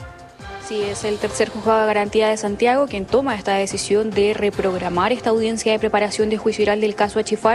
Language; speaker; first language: Spanish; native; Spanish